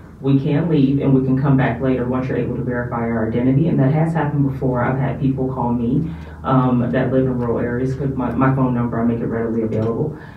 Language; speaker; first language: English; native; English